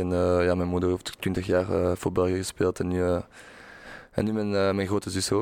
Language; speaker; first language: Dutch; non-native, local second language; French